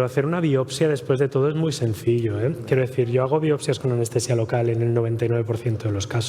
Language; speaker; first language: Spanish; native; Spanish